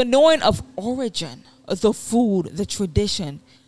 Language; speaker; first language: English; non-native, local second language; Yoruba